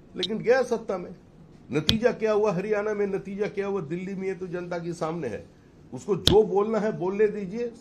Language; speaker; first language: Hindi; non-native, local second language; Bangla